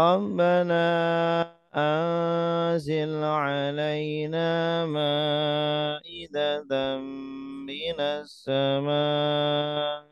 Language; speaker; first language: Arabic; non-native, fluent; Indonesian